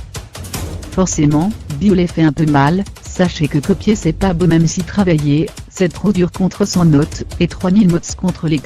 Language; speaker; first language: French; native; French